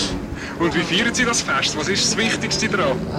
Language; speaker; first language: German; native; German